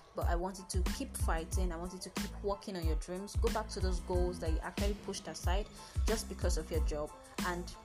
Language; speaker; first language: English; non-native, local second language; Yoruba